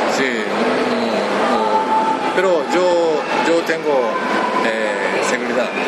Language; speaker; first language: Spanish; non-native, learner; Japanese